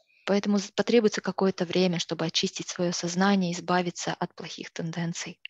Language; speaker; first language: Russian; native; Russian